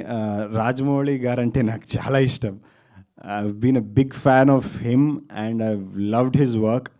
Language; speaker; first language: Telugu; non-native, local second language; Kannada